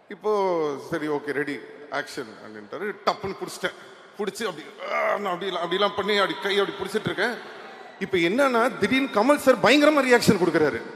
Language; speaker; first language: Tamil; native; Tamil